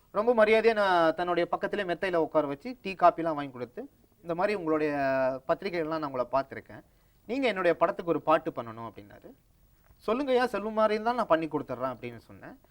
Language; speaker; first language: Tamil; native; Tamil